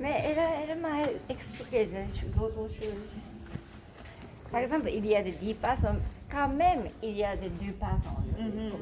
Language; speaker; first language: French; non-native, learner; Japanese